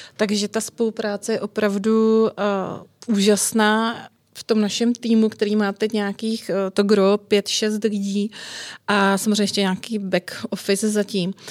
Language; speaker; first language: Czech; native; Czech